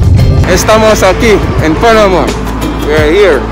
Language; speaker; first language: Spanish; non-native, learner; English